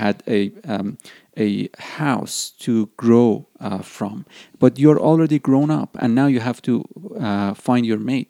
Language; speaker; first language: English; non-native, fluent; Persian